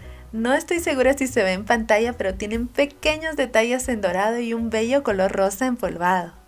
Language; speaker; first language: Spanish; native; Spanish